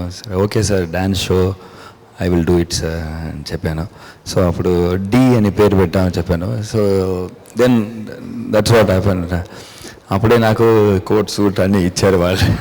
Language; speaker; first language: Telugu; non-native, fluent; Tamil